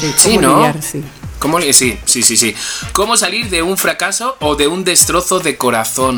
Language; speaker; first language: Spanish; native; Spanish